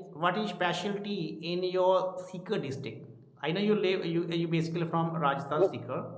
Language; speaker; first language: English; non-native, local second language; Hindi